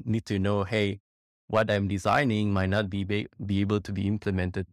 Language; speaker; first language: English; non-native, fluent; Indonesian